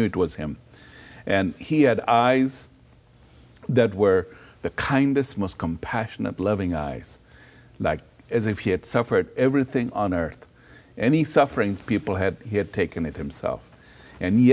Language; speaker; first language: English; non-native, local second language; Gujarati